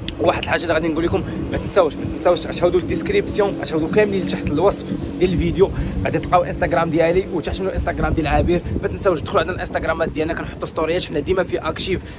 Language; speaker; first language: Arabic; native; Arabic